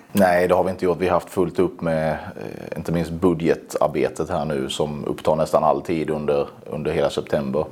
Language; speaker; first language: Swedish; native; Swedish